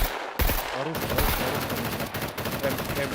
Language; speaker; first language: Russian; native; Russian